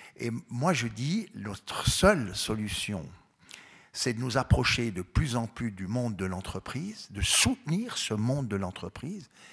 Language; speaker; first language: French; native; French